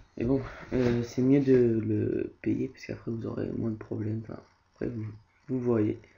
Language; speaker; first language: French; native; French